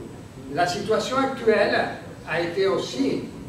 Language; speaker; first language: French; non-native, learner; Spanish